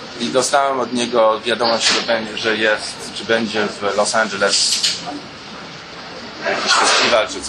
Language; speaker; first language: Polish; early bilingual, heritage; Polish